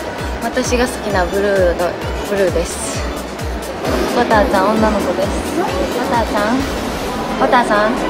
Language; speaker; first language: Korean; non-native, fluent; Japanese